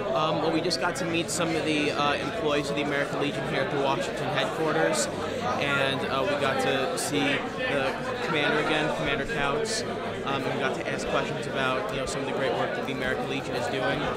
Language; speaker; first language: English; native; English